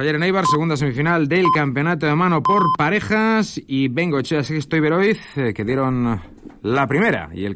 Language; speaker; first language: Spanish; native; Spanish